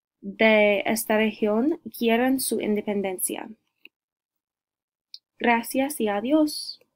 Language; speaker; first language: Spanish; non-native, learner; English